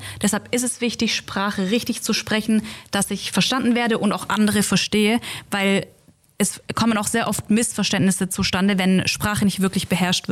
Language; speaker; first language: German; early bilingual, other home language; Turkish